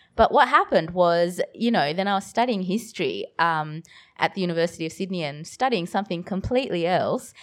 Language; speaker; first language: English; early bilingual, other home language; Bangla